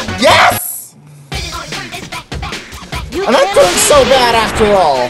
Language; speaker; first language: English; native; English